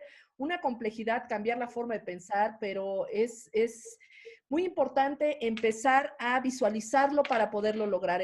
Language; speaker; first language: Spanish; native; Spanish